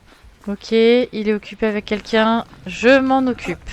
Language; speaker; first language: French; native; French